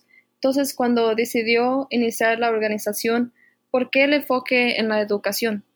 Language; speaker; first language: Spanish; early bilingual, heritage; Spanish